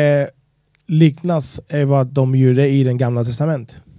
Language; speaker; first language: Swedish; non-native, fluent; Spanish